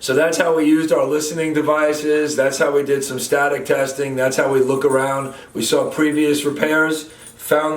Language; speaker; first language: English; native; English